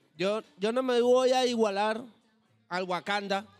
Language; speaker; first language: Spanish; native; Spanish